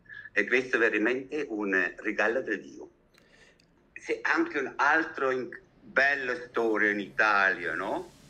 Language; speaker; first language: Italian; non-native, learner; German